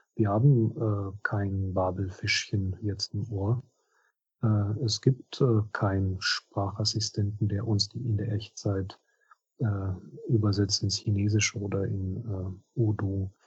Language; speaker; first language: German; non-native, fluent; Russian